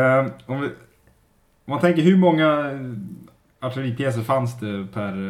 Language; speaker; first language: Swedish; native; Swedish